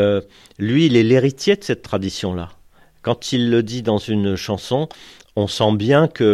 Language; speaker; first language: French; native; French